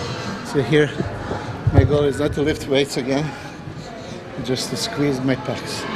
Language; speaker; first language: English; non-native, fluent; Serbian